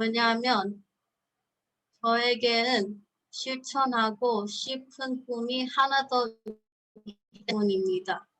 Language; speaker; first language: Korean; early bilingual, heritage; Korean